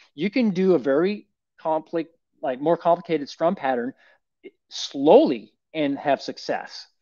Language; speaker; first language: English; native; English